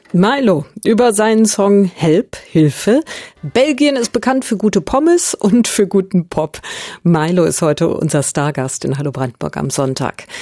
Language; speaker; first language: German; native; German